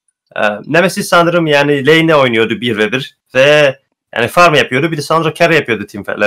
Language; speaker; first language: Turkish; early bilingual, heritage; Turkish